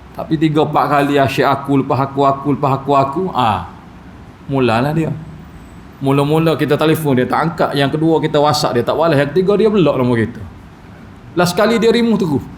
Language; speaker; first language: Malay; native; Malay